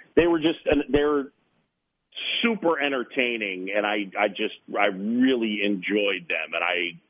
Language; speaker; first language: English; native; English